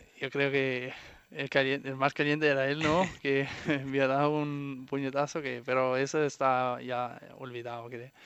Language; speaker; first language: Spanish; non-native, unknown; Danish